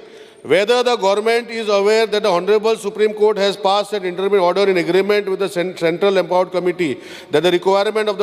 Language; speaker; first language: English; non-native, local second language; Konkani